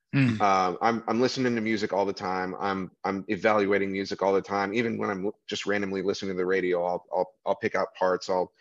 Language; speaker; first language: English; native; English